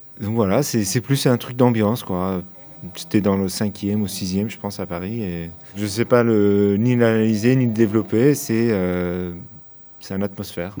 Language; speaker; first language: French; non-native, fluent; Persian